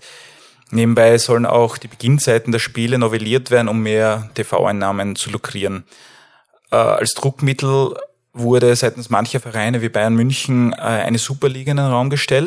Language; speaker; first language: German; native; German